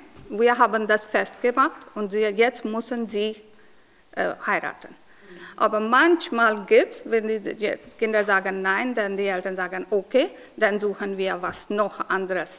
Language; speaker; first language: German; non-native, learner; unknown